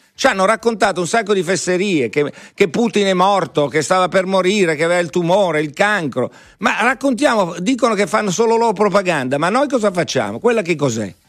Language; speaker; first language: Italian; native; Italian